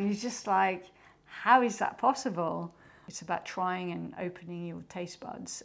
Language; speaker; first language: English; non-native, fluent; French